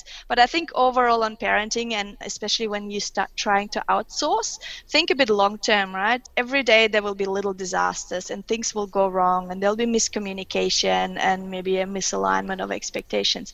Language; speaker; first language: English; non-native, fluent; Russian